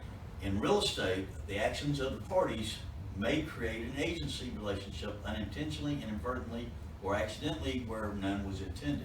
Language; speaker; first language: English; native; English